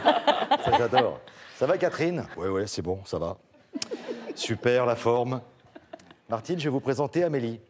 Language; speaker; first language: French; native; French